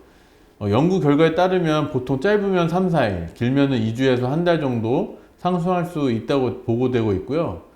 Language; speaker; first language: Korean; native; Korean